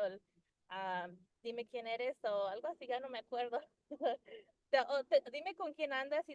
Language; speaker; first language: Spanish; early bilingual, heritage; Spanish